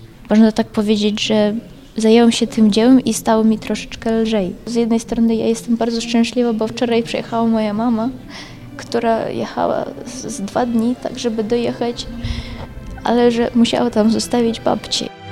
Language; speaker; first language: Polish; non-native, fluent; Ukrainian